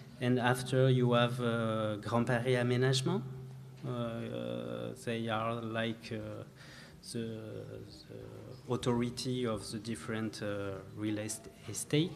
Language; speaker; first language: English; non-native, learner; French